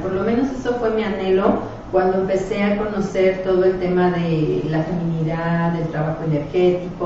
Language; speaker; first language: Spanish; native; Spanish